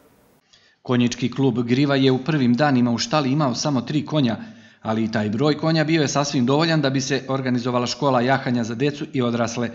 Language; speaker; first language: Serbian; native; Serbian